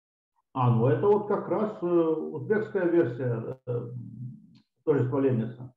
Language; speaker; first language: Russian; native; Russian